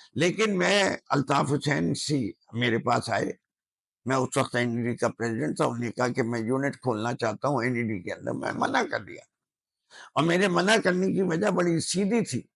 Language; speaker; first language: Urdu; native; Urdu